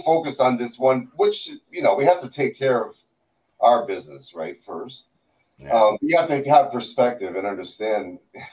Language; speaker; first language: English; native; English